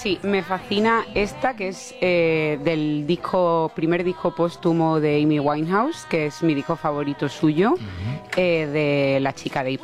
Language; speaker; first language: Spanish; native; Spanish